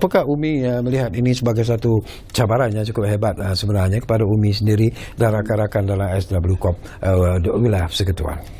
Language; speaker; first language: Malay; native; Malay